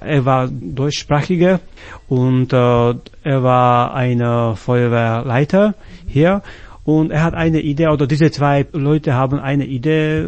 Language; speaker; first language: German; non-native, fluent; Slovak